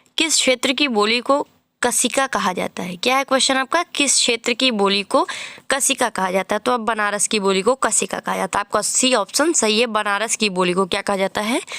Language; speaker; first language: Hindi; native; Hindi